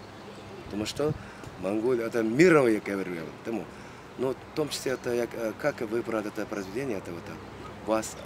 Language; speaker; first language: Russian; non-native, learner; Mongolian